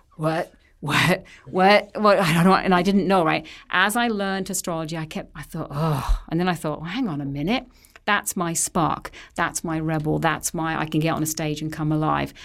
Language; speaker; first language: English; native; English